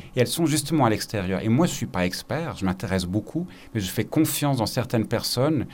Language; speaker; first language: French; native; French